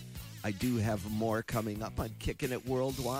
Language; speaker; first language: English; native; English